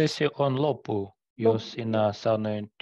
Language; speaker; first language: Finnish; non-native, learner; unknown